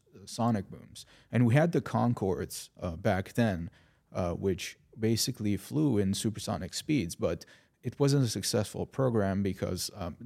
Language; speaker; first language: English; non-native, fluent; Arabic